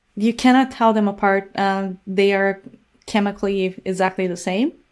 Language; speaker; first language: English; non-native, fluent; Portuguese